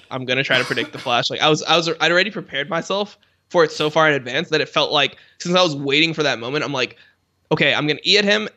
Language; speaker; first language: English; native; English